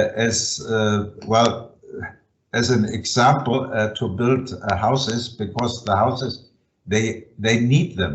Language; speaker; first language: English; non-native, fluent; German